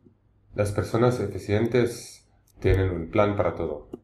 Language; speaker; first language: Spanish; non-native, learner; English